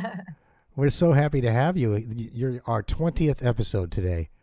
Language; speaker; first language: English; native; English